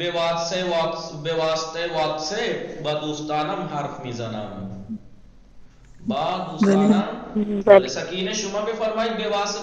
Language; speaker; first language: Persian; non-native, fluent; Urdu